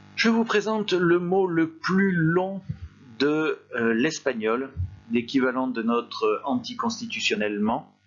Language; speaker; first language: French; native; French